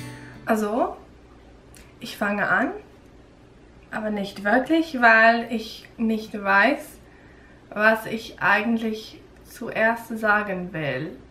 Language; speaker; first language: German; non-native, learner; English